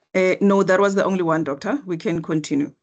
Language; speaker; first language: English; non-native, local second language; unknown